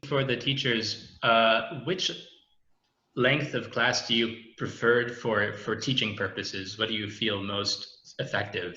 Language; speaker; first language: English; native; English